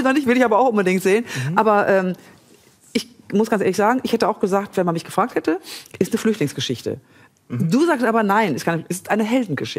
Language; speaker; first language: German; native; German